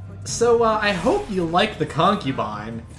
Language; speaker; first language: English; native; English